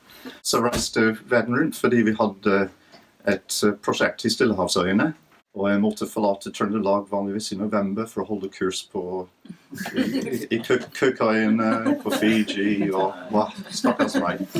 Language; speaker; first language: Norwegian; non-native, fluent; English